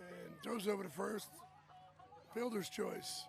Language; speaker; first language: English; native; English